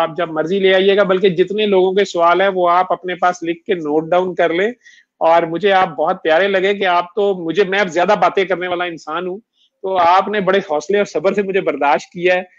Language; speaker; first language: Urdu; non-native, local second language; Punjabi